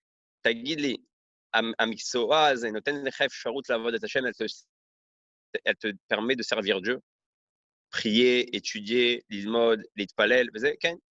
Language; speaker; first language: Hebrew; non-native, fluent; French